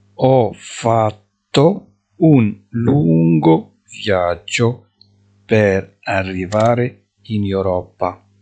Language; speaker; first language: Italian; non-native, fluent; Arabic